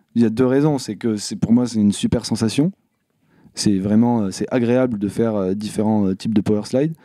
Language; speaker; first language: French; native; French